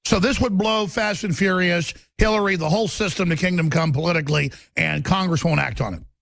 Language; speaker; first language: English; native; English